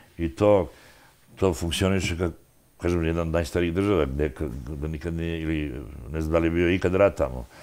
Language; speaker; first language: Serbian; non-native, local second language; Albanian